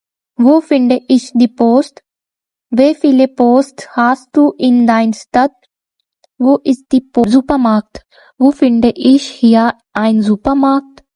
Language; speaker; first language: German; non-native, learner; Urdu